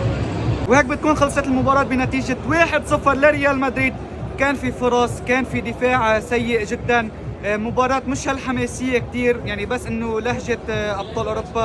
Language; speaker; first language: Arabic; native; Arabic